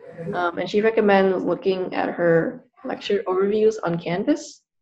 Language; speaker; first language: English; native; English